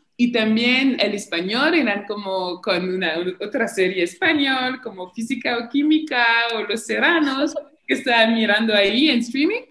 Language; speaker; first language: Spanish; non-native, fluent; French